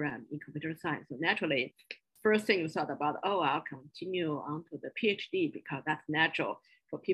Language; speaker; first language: English; non-native, fluent; Chinese